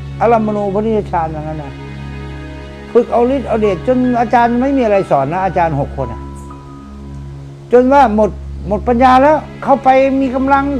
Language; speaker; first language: Thai; native; Thai